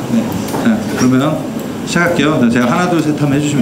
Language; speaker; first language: Korean; native; Korean